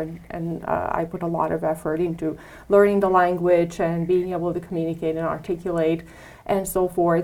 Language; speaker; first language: English; non-native, fluent; Romanian